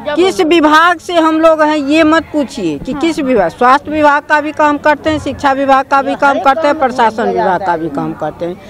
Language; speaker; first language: Hindi; native; Hindi